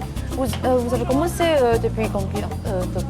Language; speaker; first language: French; non-native, fluent; Chinese